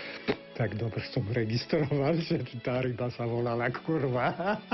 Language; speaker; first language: Slovak; non-native, fluent; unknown